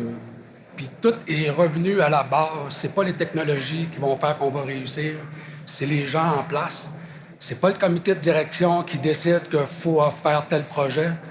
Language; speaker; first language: French; native; French